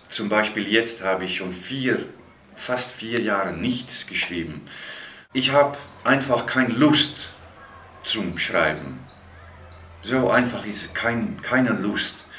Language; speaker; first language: German; non-native, fluent; Dutch